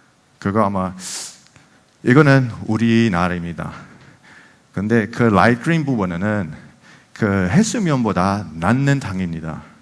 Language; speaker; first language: Korean; non-native, fluent; Dutch